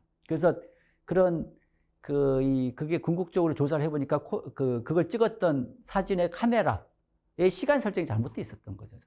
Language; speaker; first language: Korean; native; Korean